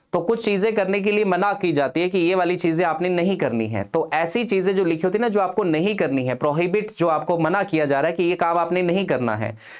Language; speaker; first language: Hindi; non-native, local second language; Punjabi